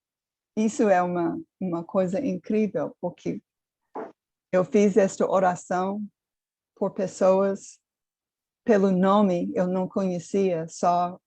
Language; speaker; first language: Portuguese; non-native, fluent; English